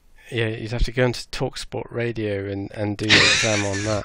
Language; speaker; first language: English; native; English